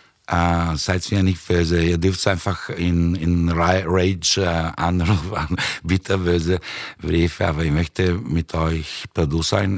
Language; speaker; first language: German; native; German